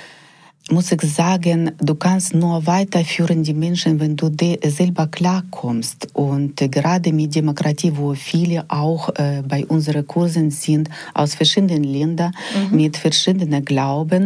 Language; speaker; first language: German; non-native, fluent; Ukrainian